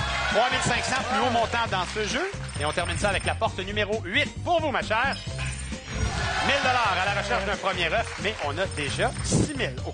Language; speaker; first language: French; native; French